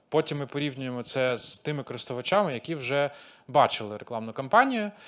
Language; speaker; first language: Ukrainian; non-native, local second language; Russian